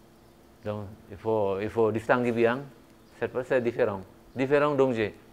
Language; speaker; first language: French; non-native, fluent; Indonesian